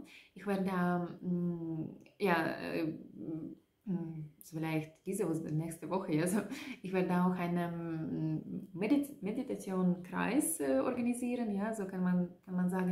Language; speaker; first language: German; non-native, learner; Russian